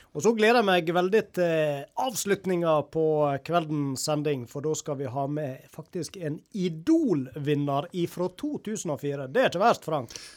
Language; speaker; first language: Norwegian; native; Norwegian